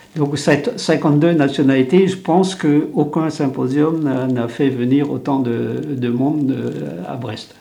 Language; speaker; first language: French; non-native, local second language; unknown